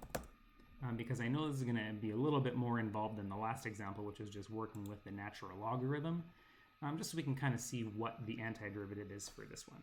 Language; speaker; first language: English; native; English